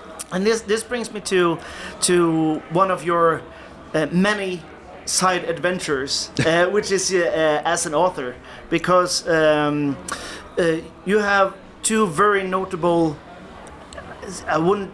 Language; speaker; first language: English; non-native, fluent; Norwegian